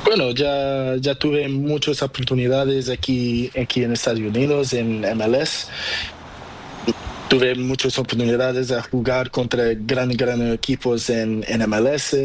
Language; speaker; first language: Spanish; non-native, learner; Portuguese